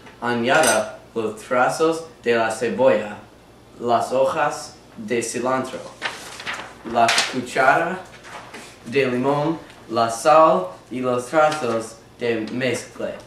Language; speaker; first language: Spanish; non-native, learner; English